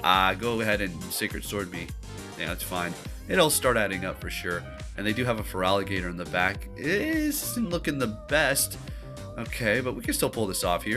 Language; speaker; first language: English; native; English